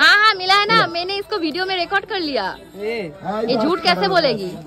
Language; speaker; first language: Hindi; non-native, local second language; Bangla